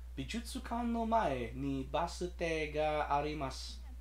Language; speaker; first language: Japanese; non-native, learner; English